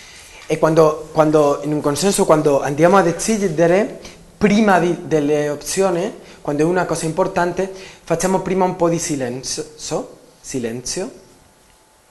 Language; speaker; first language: Italian; non-native, learner; Spanish